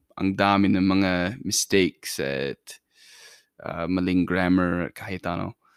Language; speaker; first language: Filipino; non-native, fluent; English